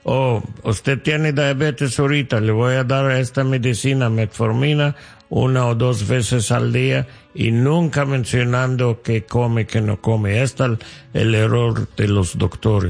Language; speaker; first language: Spanish; non-native, learner; English